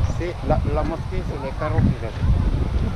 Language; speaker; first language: French; non-native, local second language; Wolof